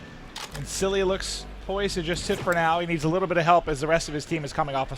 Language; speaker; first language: English; native; English